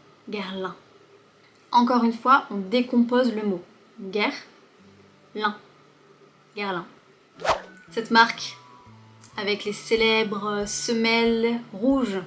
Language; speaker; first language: French; native; French